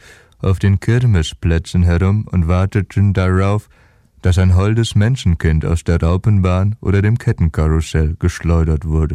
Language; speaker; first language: German; native; German